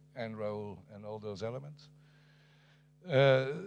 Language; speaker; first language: English; non-native, fluent; Dutch